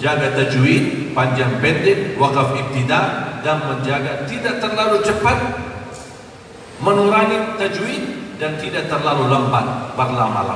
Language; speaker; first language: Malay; non-native, fluent; Arabic